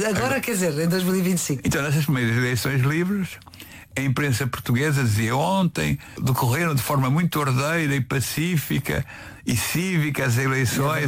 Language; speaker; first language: Portuguese; native; Portuguese